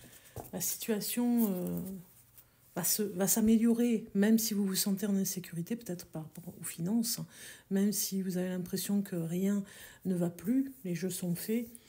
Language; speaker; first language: French; native; French